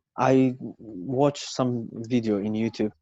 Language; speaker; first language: English; non-native, learner; Kurdish